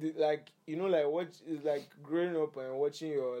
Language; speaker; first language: English; non-native, local second language; Yoruba